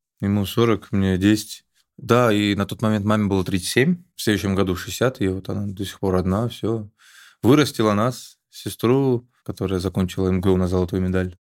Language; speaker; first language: Russian; native; Russian